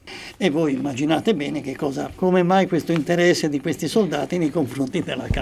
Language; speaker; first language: Italian; native; Italian